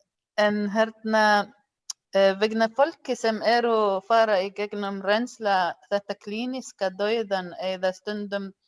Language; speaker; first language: Icelandic; non-native, learner; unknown